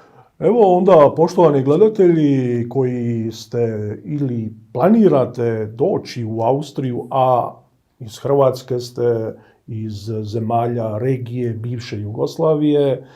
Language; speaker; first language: Bosnian; native; Bosnian